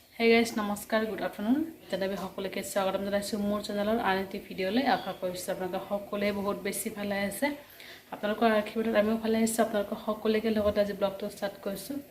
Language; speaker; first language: Assamese; native; Assamese